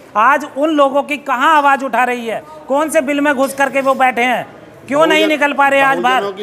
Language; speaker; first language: Hindi; native; Hindi